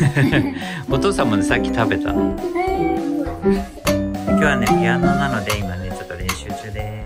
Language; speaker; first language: Japanese; native; Japanese